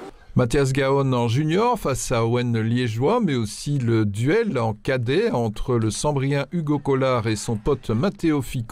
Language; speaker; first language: French; native; French